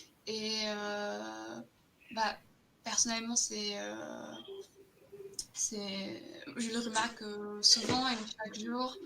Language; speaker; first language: French; non-native, fluent; German